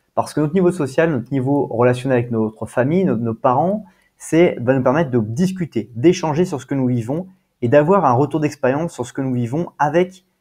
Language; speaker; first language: French; native; French